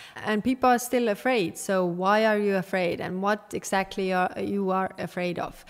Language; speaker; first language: English; non-native, fluent; Estonian